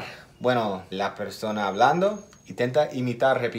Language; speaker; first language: Spanish; non-native, fluent; English